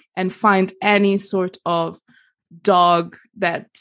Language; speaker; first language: English; non-native, fluent; Italian